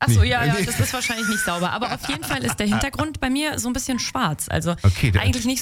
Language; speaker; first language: German; native; German